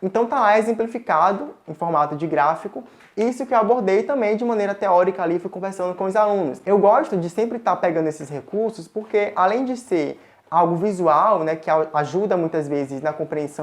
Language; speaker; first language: Portuguese; native; Portuguese